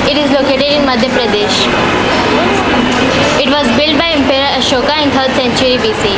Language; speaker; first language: English; non-native, learner; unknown